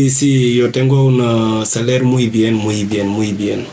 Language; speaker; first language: Spanish; non-native, learner; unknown